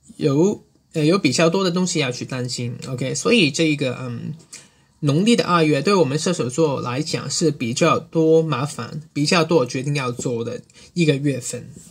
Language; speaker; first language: Chinese; non-native, local second language; Cantonese